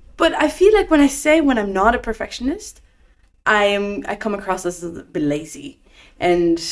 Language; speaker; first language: English; non-native, fluent; Norwegian